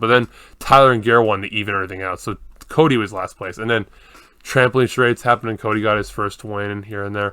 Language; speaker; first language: English; native; English